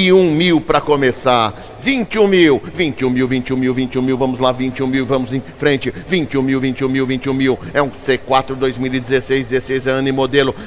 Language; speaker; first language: Portuguese; native; Portuguese